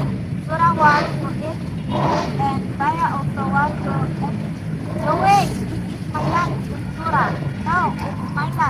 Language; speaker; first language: English; non-native, learner; Indonesian